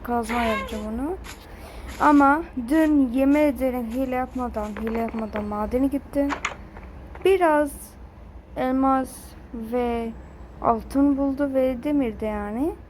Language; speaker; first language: Turkish; early bilingual, other home language; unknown